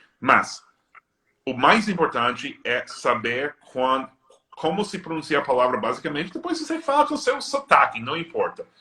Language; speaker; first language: Portuguese; non-native, fluent; English